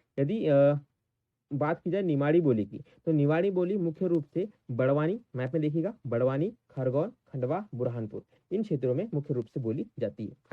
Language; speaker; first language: Hindi; native; Hindi